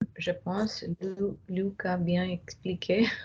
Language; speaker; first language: French; non-native, learner; English